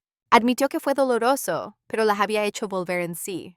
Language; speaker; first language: Spanish; native; Spanish